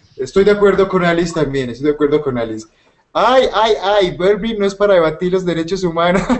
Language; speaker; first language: Spanish; native; Spanish